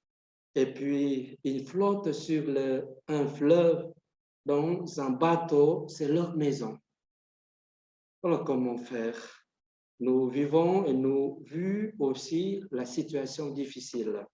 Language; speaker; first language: French; non-native, fluent; Vietnamese